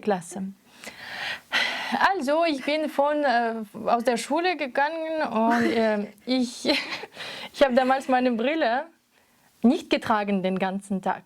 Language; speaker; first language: German; non-native, fluent; French